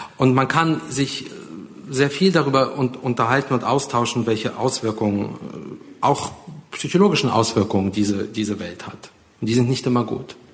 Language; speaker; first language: German; early bilingual, other home language; Russian